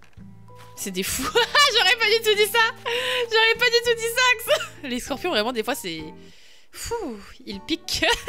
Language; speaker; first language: French; native; French